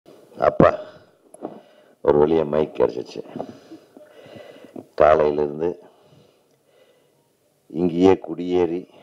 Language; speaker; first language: Tamil; native; Tamil